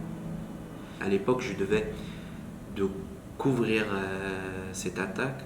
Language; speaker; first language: French; non-native, learner; Arabic